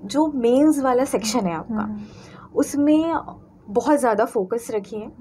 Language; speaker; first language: Hindi; native; Hindi